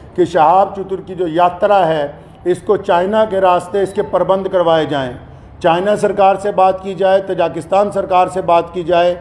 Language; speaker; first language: Hindi; native; Hindi